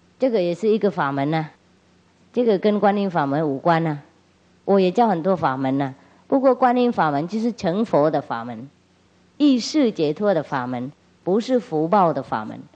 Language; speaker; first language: Chinese; non-native, fluent; Vietnamese